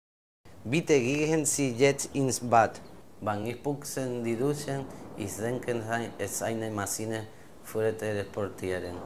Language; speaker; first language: German; non-native, learner; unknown